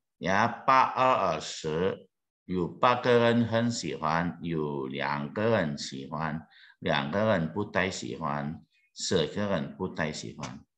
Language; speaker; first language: Chinese; non-native, fluent; Indonesian